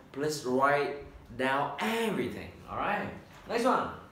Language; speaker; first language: English; non-native, fluent; Vietnamese